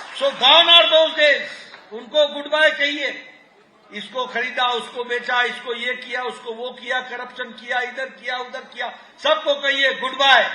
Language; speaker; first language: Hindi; native; Hindi